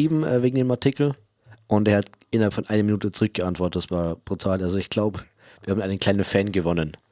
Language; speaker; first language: German; native; German